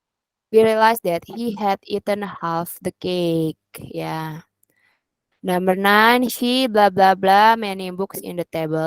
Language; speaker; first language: English; non-native, learner; Indonesian